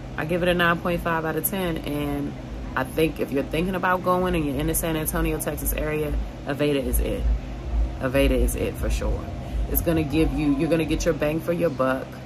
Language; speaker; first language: English; native; English